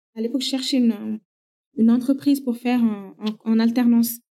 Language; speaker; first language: French; non-native, local second language; Wolof